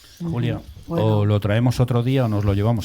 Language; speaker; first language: Spanish; native; Spanish